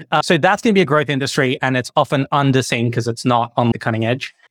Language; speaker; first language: English; native; English